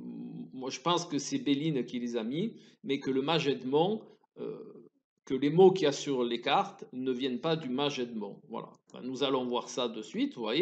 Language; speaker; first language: French; native; French